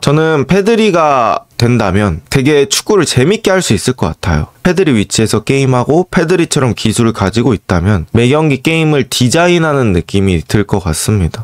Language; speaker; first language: Korean; native; Korean